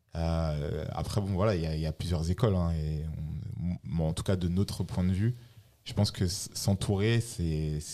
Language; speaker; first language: French; native; French